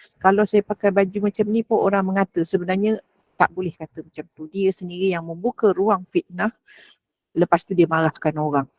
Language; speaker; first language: Malay; native; Malay